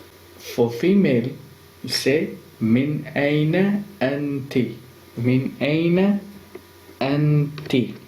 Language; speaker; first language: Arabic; non-native, fluent; Urdu